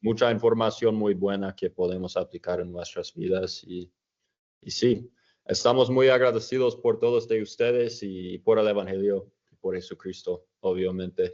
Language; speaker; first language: Spanish; non-native, fluent; English